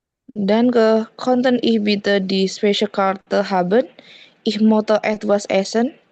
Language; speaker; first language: German; non-native, learner; Indonesian